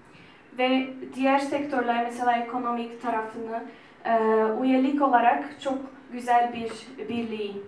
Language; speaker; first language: Turkish; non-native, fluent; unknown